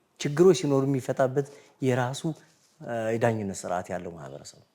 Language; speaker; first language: Amharic; native; Amharic